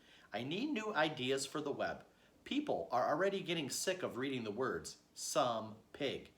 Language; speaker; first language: English; native; English